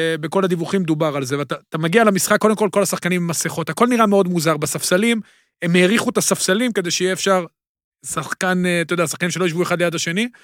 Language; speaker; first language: Hebrew; native; Hebrew